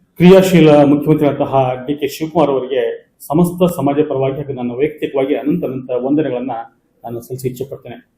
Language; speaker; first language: Kannada; non-native, local second language; Lambadi